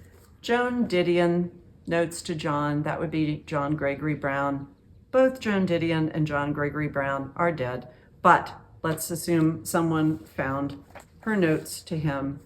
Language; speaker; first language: English; native; English